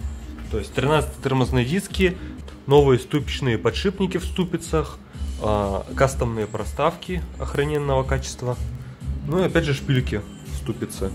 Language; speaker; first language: Russian; native; Russian